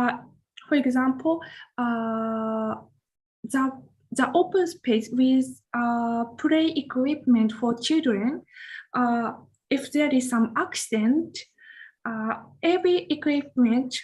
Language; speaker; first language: English; non-native, learner; Japanese